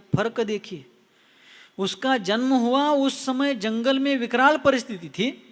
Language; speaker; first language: Hindi; non-native, local second language; Marathi